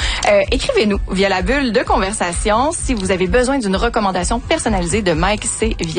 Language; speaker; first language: French; native; French